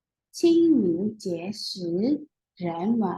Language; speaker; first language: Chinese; non-native, fluent; Indonesian